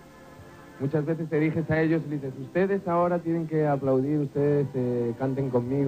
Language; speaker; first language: Spanish; native; Spanish